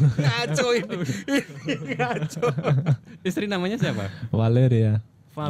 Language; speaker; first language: Indonesian; native; Indonesian